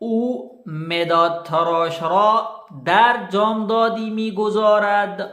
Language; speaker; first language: Persian; non-native, fluent; Urdu